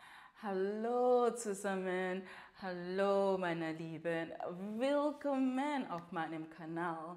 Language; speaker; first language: German; non-native, learner; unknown